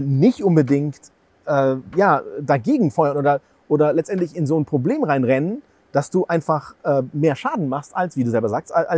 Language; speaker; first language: German; native; German